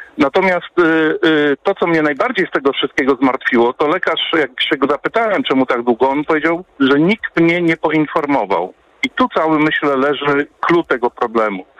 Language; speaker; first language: Polish; native; Polish